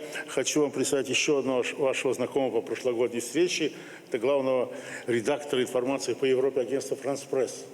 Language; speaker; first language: Russian; native; Russian